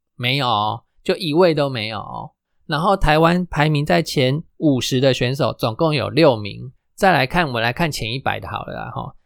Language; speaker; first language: Chinese; non-native, local second language; Min Nan Chinese